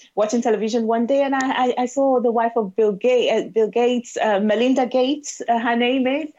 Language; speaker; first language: English; non-native, local second language; Igbo